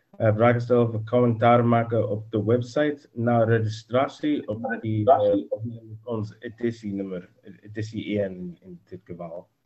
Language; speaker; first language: Dutch; non-native, learner; English